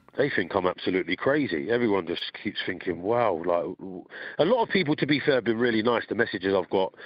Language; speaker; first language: English; native; English